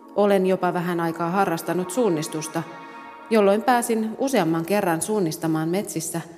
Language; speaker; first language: Finnish; non-native, fluent; Portuguese